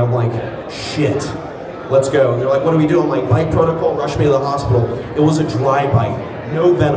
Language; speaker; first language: English; native; English